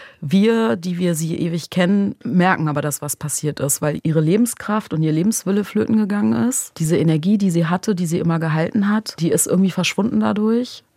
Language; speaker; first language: German; early bilingual, other home language; Croatian